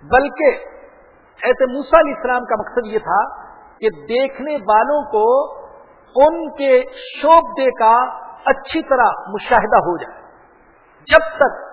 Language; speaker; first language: Urdu; non-native, local second language; Punjabi